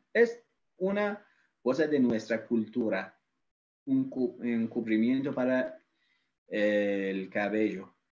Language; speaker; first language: Spanish; non-native, fluent; Persian